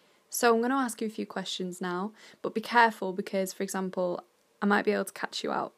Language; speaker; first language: English; native; English